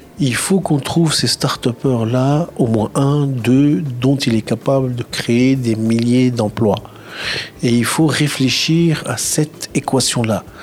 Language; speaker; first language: French; non-native, local second language; Arabic